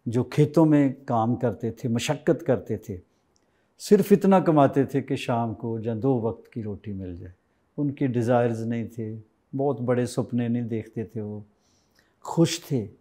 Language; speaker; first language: Hindi; native; Hindi